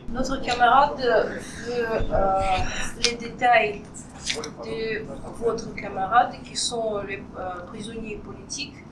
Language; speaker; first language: French; non-native, fluent; Russian